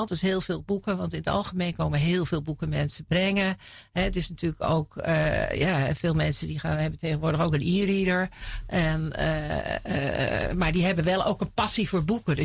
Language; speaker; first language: Dutch; native; Dutch